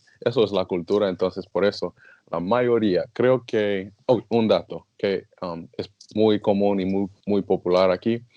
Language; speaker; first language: Spanish; non-native, learner; English